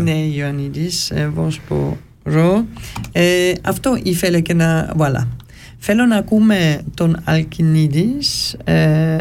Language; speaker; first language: Greek; early bilingual, heritage; Greek